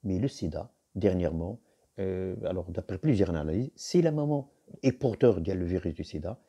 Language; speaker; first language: French; non-native, local second language; Arabic